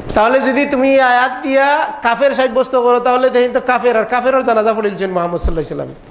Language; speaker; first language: Bangla; native; Bangla